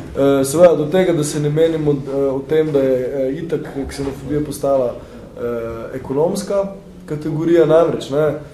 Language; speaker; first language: Slovenian; native; Slovenian